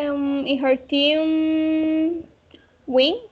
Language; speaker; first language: English; non-native, learner; Spanish